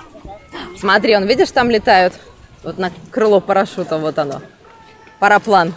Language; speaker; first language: Russian; native; Russian